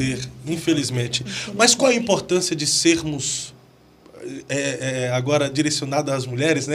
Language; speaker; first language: Portuguese; native; Portuguese